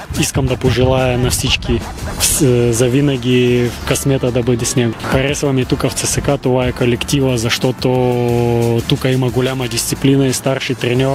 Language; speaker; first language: Bulgarian; early bilingual, heritage; Bulgarian